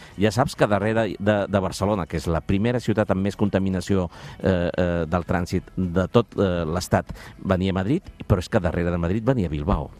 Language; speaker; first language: Catalan; native; Catalan